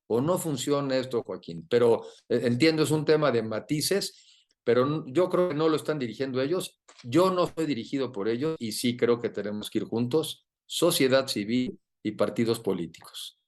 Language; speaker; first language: Spanish; native; Spanish